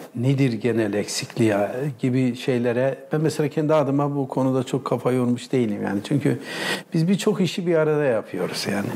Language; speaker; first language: Turkish; native; Turkish